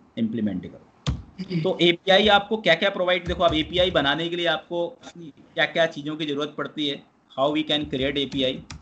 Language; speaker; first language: Hindi; native; Hindi